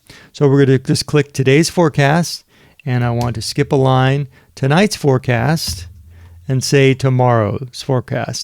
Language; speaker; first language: English; native; English